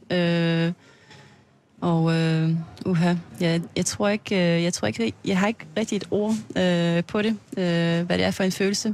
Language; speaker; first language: Danish; non-native, fluent; French